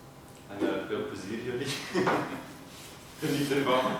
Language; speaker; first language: Dutch; native; Dutch